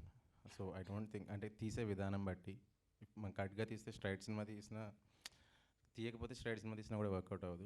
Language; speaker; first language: Telugu; native; Telugu